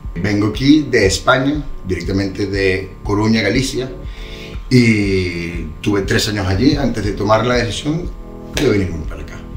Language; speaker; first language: Spanish; native; Spanish